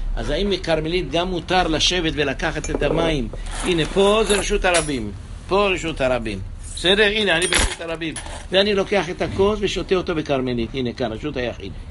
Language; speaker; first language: Hebrew; native; Hebrew